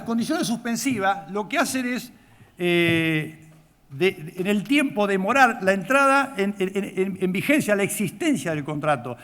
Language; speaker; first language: Spanish; native; Spanish